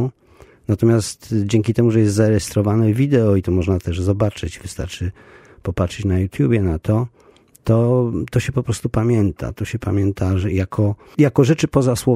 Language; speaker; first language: Polish; native; Polish